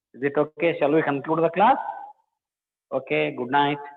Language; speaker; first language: English; non-native, local second language; Kannada